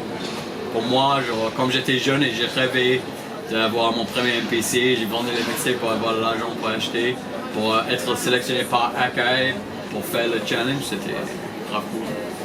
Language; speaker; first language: French; non-native, fluent; English